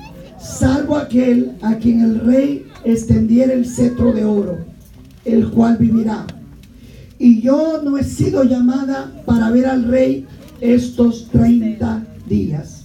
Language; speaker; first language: Spanish; native; Spanish